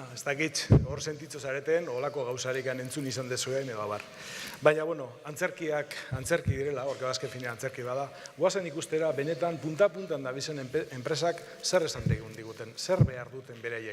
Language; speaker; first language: Basque; native; Basque